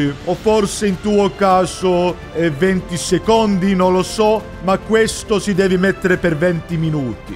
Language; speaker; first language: Italian; non-native, learner; English